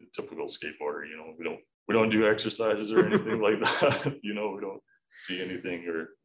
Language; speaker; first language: English; native; English